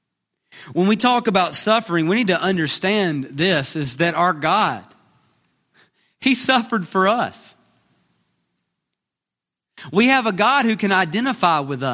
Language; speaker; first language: English; native; English